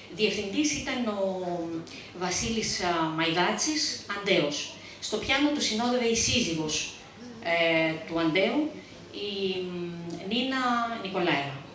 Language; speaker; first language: Greek; early bilingual, heritage; Greek